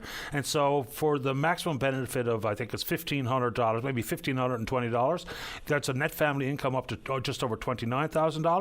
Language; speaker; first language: English; native; English